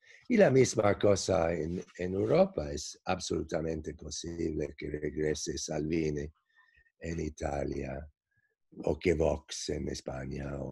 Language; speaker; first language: Spanish; non-native, fluent; English